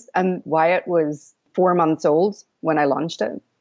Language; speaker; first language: English; native; English